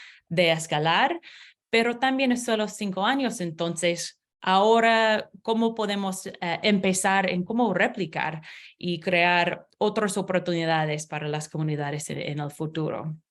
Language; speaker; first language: Spanish; non-native, learner; English